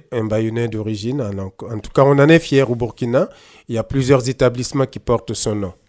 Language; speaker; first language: French; non-native, local second language; Mossi